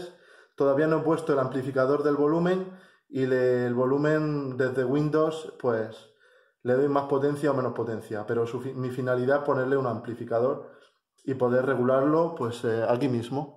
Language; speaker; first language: Spanish; native; Spanish